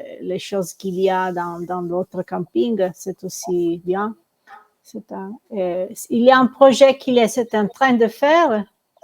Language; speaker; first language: French; non-native, learner; Italian